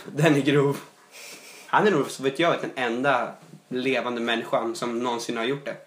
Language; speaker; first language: Swedish; native; Swedish